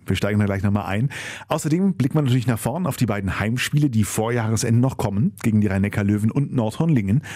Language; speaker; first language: German; native; German